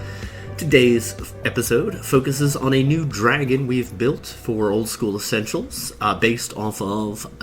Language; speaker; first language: English; native; English